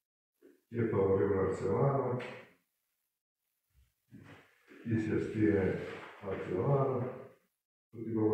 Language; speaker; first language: Italian; native; Italian